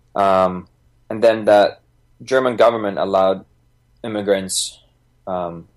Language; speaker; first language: English; early bilingual, other home language; Bosnian